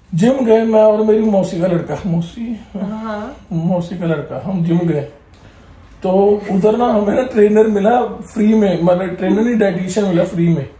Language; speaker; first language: Hindi; non-native, local second language; Punjabi